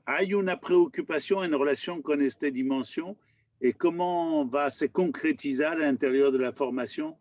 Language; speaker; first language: Spanish; non-native, learner; French